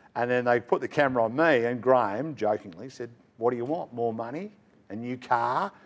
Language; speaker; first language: English; native; English